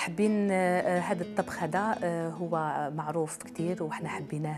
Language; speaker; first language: Arabic; native; Arabic